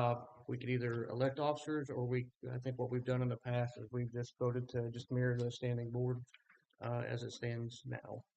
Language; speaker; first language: English; native; English